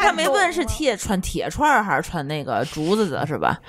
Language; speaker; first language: Chinese; native; Chinese